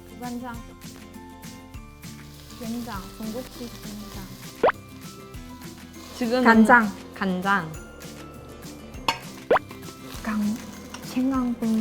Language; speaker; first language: Korean; non-native, learner; Chinese